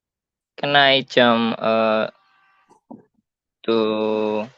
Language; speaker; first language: English; non-native, learner; Indonesian